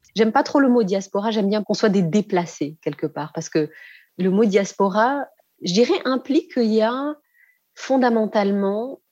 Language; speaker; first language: French; native; French